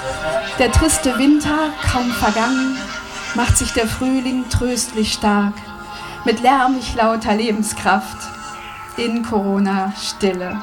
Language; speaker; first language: German; native; German